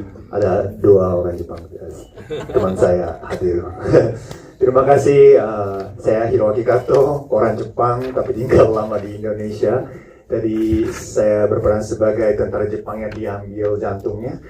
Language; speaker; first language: Indonesian; non-native, fluent; Japanese